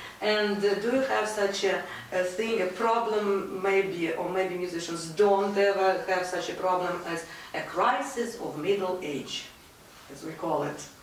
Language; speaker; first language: English; non-native, fluent; Russian